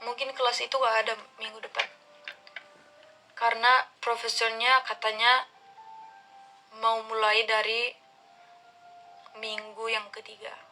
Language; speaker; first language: Indonesian; non-native, learner; Turkish